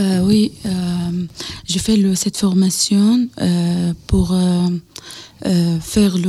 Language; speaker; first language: French; non-native, learner; Arabic